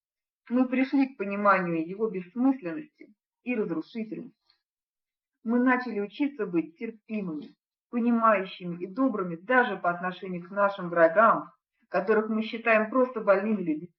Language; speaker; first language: Russian; native; Russian